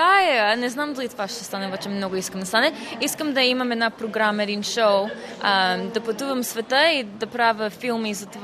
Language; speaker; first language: Bulgarian; early bilingual, heritage; Bulgarian